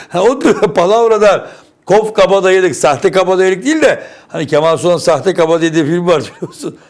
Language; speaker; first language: Turkish; native; Turkish